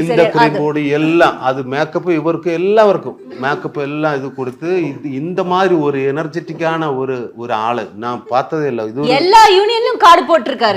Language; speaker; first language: Tamil; non-native, learner; Malayalam